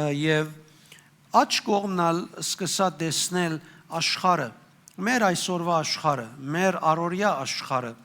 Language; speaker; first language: Armenian; native; Armenian